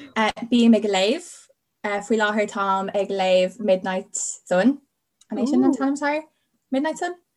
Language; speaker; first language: Irish; non-native, local second language; English